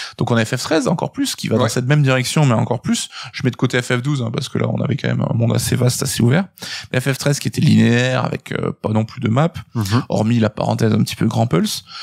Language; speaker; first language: French; native; French